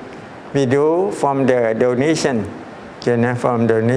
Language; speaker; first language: English; non-native, learner; Malay